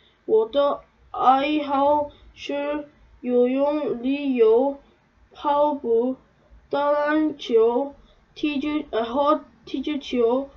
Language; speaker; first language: Chinese; non-native, learner; Korean